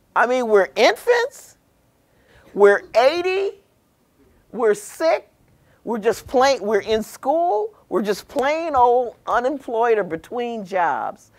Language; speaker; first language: English; native; English